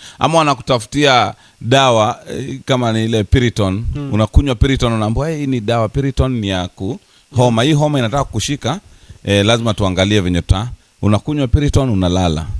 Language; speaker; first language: Swahili; native; Swahili